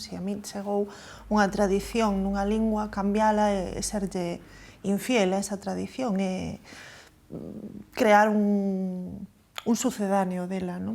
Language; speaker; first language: Galician; native; Galician